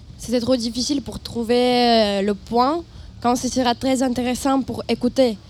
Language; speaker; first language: French; non-native, learner; Ukrainian